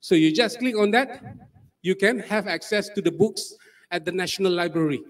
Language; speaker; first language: English; non-native, local second language; Malay